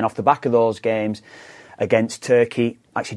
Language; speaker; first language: English; native; English